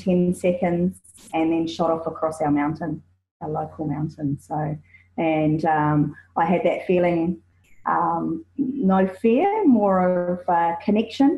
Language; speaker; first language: English; native; English